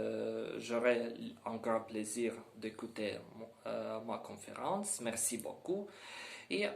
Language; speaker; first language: French; non-native, learner; Ukrainian